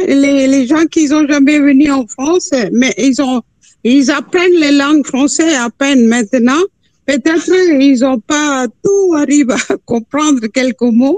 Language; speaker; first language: French; non-native, fluent; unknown